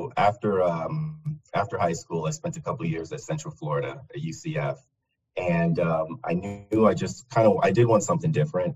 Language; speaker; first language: English; native; English